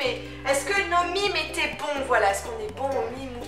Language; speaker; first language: French; native; French